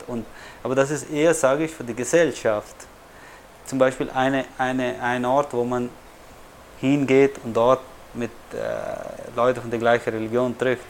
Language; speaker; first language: German; non-native, fluent; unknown